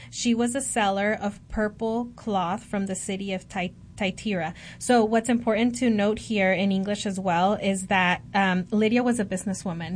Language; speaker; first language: English; early bilingual, other home language; Spanish